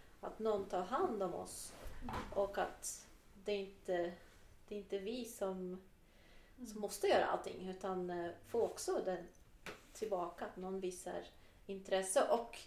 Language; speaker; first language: Swedish; non-native, fluent; Portuguese